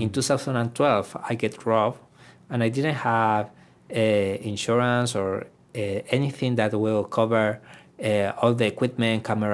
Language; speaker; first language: English; non-native, fluent; Spanish